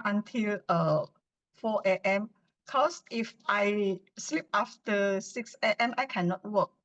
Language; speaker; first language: English; non-native, learner; Indonesian